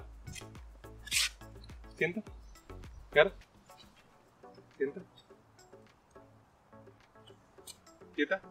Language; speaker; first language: Spanish; native; Spanish